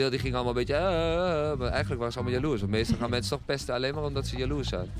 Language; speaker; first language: Dutch; native; Dutch